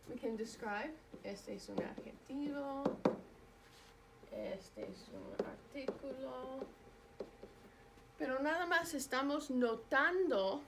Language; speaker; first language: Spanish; non-native, fluent; English